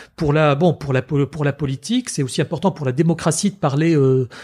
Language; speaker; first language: French; native; French